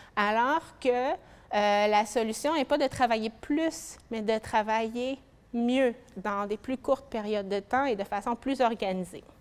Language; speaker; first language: French; native; French